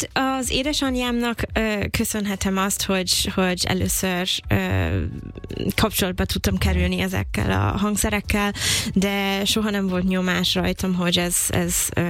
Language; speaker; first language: Hungarian; non-native, fluent; English